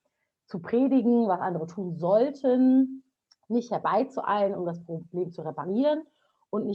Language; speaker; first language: German; native; German